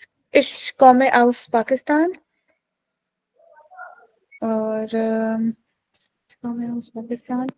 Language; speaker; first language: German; non-native, learner; Urdu